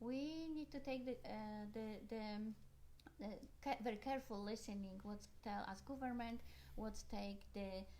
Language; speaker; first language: English; non-native, learner; Polish